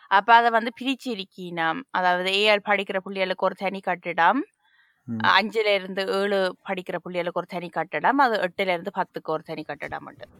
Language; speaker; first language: Tamil; early bilingual, heritage; Tamil